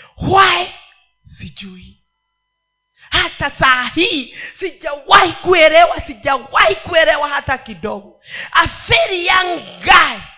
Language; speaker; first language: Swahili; non-native, local second language; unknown